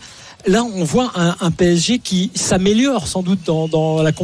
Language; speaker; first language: French; native; French